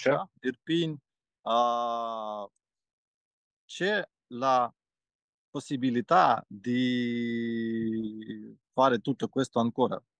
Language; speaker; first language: Italian; non-native, fluent; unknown